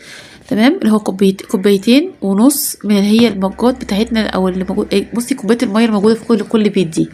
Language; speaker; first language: Arabic; native; Arabic